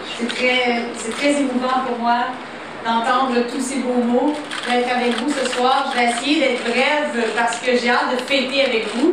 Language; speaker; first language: French; native; French